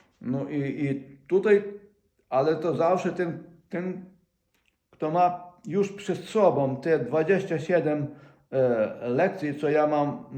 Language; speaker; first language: Polish; non-native, fluent; Ukrainian